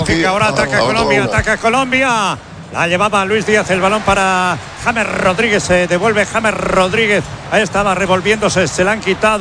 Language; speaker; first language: Spanish; native; Spanish